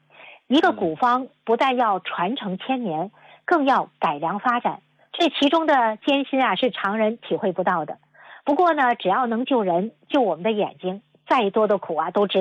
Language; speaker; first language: Chinese; native; Chinese